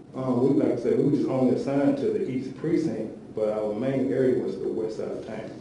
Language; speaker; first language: English; native; English